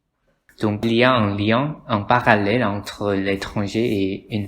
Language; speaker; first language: French; non-native, learner; Korean